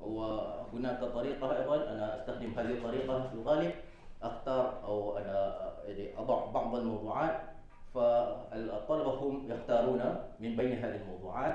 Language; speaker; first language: Arabic; non-native, fluent; Malay